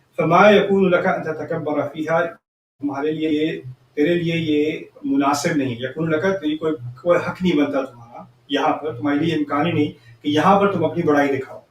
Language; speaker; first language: Urdu; early bilingual, heritage; Urdu